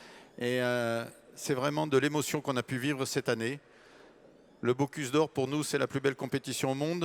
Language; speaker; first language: French; native; French